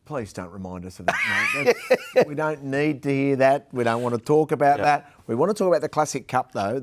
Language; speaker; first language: English; native; English